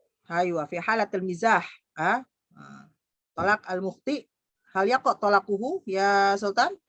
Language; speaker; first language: Arabic; non-native, fluent; Indonesian